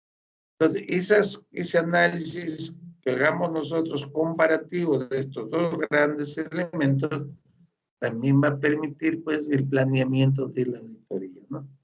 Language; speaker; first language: Spanish; native; Spanish